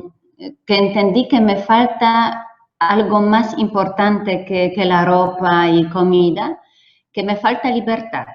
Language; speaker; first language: Spanish; non-native, fluent; Polish